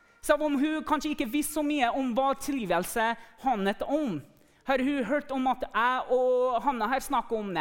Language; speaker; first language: Norwegian; non-native, fluent; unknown